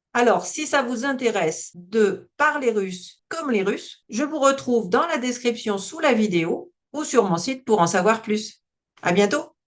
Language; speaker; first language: French; native; French